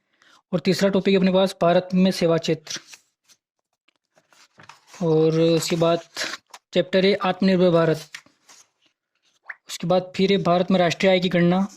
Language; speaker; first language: Hindi; native; Hindi